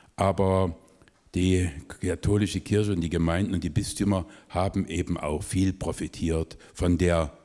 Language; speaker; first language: German; native; German